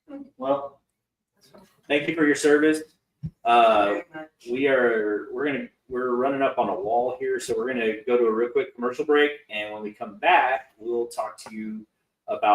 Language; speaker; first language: English; native; English